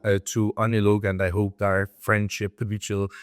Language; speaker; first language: English; non-native, fluent; Hungarian